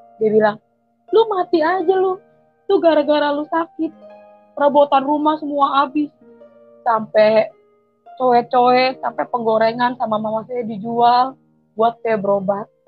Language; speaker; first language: Indonesian; native; Indonesian